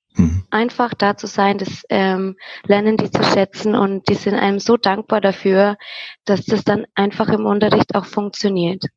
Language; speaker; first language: German; native; German